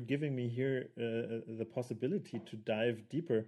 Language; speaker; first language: English; non-native, fluent; German